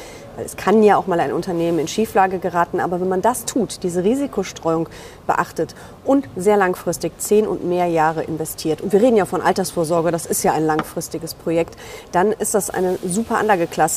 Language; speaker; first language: German; native; German